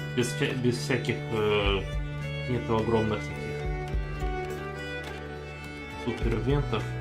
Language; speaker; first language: Russian; early bilingual, heritage; Russian